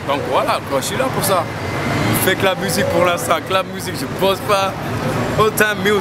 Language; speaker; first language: French; non-native, local second language; Wolof